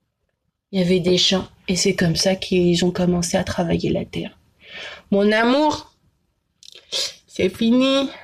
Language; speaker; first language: French; native; French